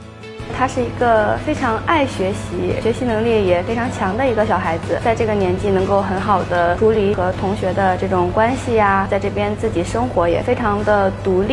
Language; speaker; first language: Chinese; native; Chinese